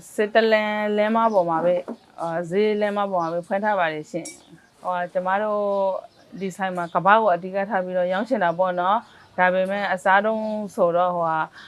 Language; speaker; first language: Burmese; native; Burmese